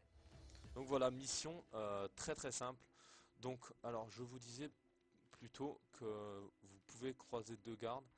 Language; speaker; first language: French; native; French